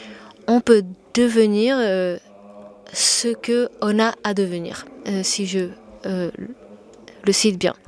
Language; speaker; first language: French; non-native, fluent; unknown